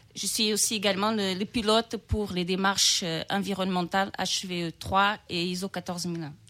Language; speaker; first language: French; non-native, fluent; Portuguese